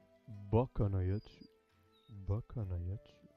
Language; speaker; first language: Japanese; non-native, learner; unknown